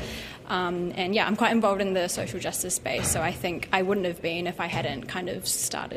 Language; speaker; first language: English; native; English